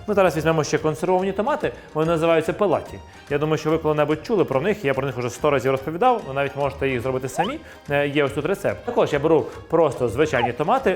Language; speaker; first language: Ukrainian; native; Ukrainian